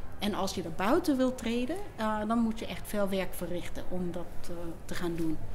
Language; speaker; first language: Dutch; non-native, fluent; English